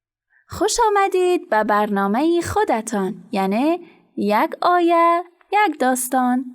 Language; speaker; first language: Persian; native; Persian